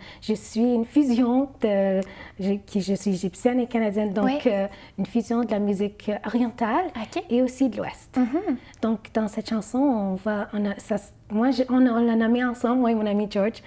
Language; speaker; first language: French; non-native, fluent; Arabic